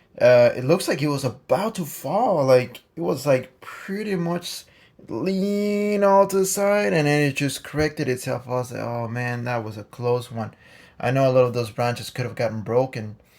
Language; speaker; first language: English; non-native, fluent; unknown